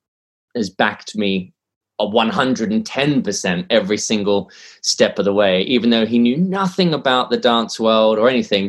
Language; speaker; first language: English; native; English